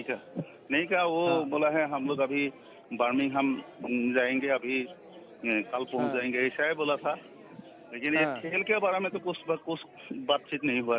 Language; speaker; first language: Hindi; non-native, local second language; Assamese